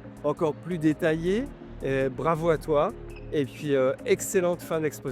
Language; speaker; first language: French; native; French